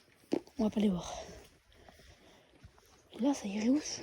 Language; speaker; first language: French; native; French